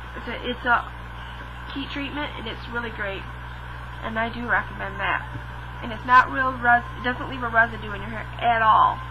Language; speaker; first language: English; native; English